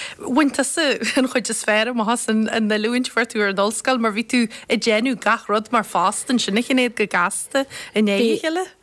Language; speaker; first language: Irish; native; Irish